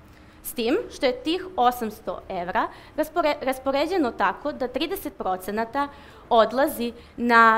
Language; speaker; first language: Serbian; native; Serbian